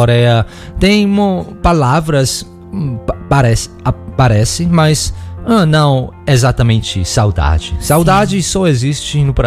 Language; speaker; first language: Portuguese; non-native, learner; Korean